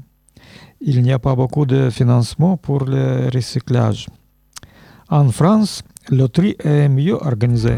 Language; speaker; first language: French; non-native, learner; Russian